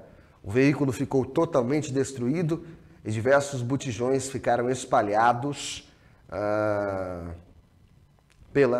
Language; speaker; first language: Portuguese; native; Portuguese